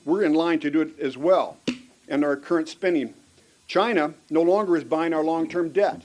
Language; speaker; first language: English; native; English